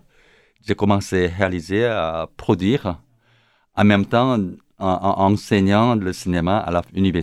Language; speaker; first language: French; non-native, learner; Korean